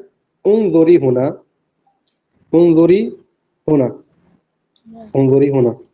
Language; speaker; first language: Arabic; non-native, fluent; Urdu